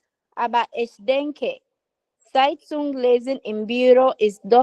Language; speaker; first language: German; non-native, learner; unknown